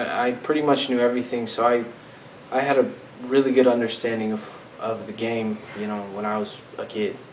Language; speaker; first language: English; native; English